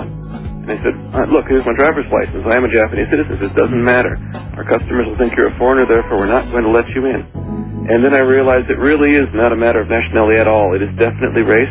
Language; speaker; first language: English; native; English